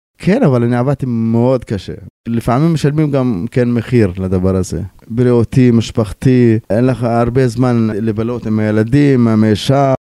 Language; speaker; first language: Hebrew; non-native, local second language; Arabic